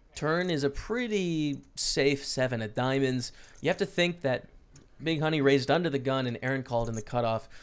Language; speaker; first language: English; native; English